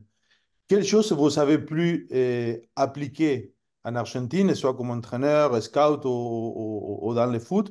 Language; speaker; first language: French; non-native, fluent; Spanish